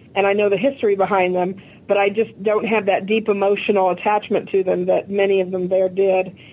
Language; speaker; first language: English; native; English